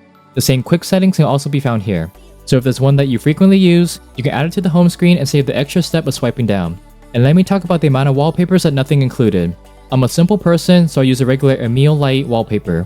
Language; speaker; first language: English; native; English